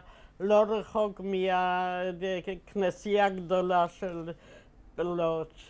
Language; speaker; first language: Hebrew; non-native, fluent; Polish